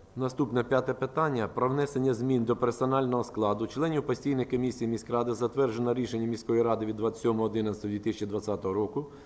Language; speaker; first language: Ukrainian; native; Ukrainian